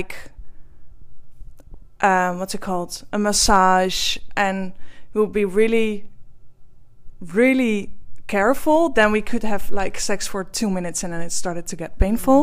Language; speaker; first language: English; non-native, fluent; Dutch